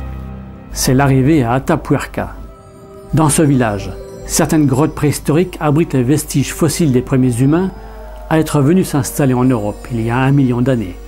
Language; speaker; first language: French; native; French